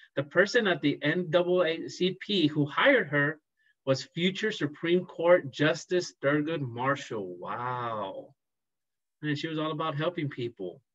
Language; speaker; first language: English; native; English